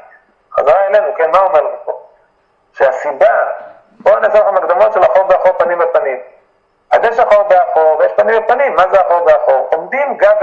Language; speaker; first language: Hebrew; native; Hebrew